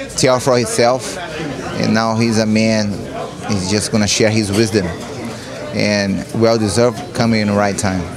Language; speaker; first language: English; non-native, learner; Portuguese